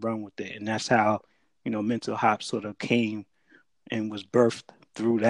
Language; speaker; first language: English; native; English